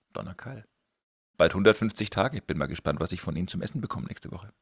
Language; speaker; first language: German; native; German